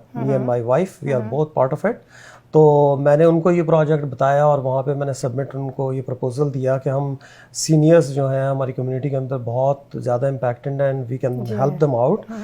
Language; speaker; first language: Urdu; non-native, local second language; Pashto